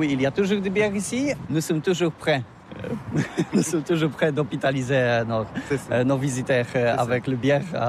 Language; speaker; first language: French; non-native, learner; Polish